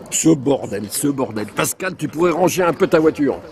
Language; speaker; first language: French; native; French